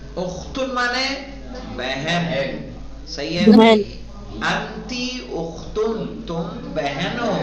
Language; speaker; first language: Urdu; native; Urdu